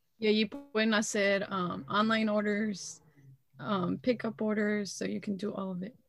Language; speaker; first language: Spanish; early bilingual, heritage; Spanish